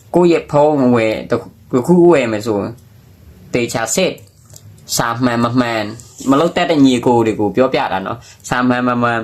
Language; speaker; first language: Burmese; non-native, local second language; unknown